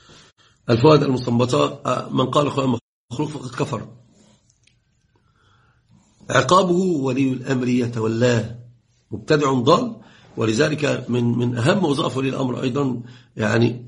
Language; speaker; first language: Arabic; native; Arabic